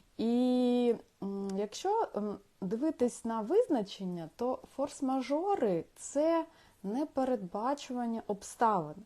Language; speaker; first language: Ukrainian; non-native, local second language; Russian